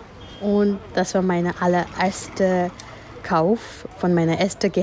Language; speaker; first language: German; non-native, fluent; Gujarati